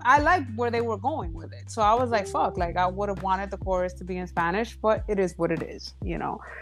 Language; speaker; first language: English; early bilingual, other home language; Spanish